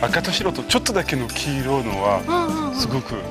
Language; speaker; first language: Japanese; non-native, learner; French